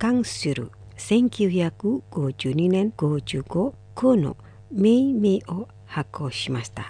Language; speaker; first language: Japanese; non-native, fluent; Indonesian